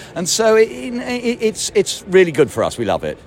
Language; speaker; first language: English; native; English